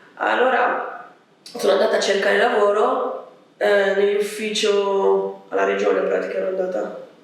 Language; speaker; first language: Italian; early bilingual, other home language; Arabic